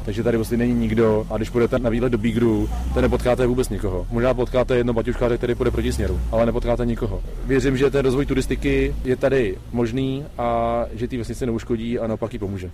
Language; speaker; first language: Czech; native; Czech